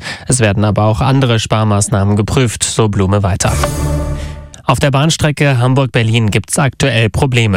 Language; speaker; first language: German; native; German